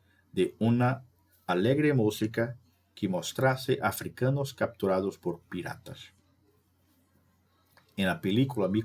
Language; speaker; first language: Spanish; non-native, fluent; Portuguese